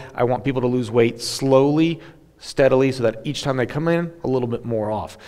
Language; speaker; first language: English; native; English